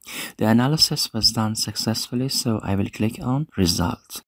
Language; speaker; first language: English; non-native, fluent; Persian